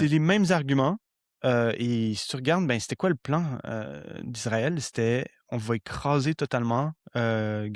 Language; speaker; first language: French; native; French